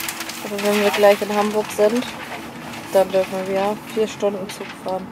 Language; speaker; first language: German; native; German